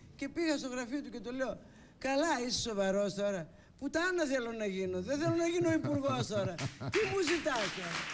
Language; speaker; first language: Greek; native; Greek